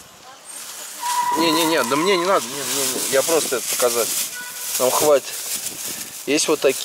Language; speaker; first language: Russian; native; Russian